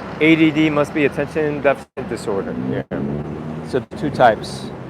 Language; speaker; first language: English; native; English